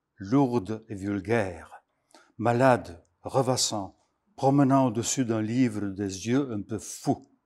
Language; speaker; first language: French; non-native, fluent; Slovenian